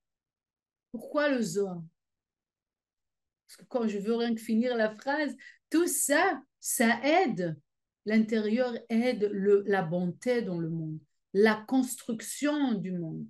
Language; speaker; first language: French; non-native, fluent; Hebrew